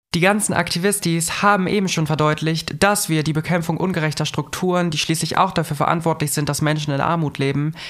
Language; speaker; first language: German; native; German